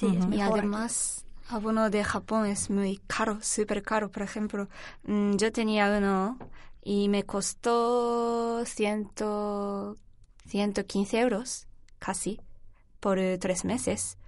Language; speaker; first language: Spanish; non-native, learner; Japanese